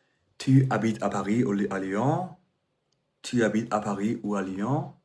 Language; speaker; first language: French; non-native, fluent; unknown